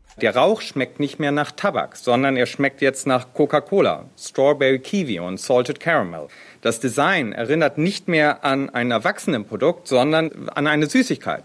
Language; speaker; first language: German; native; German